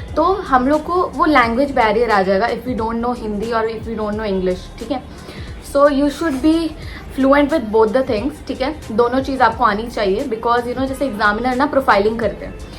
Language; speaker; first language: Hindi; native; Hindi